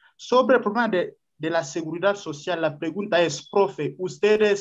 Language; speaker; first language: Spanish; non-native, fluent; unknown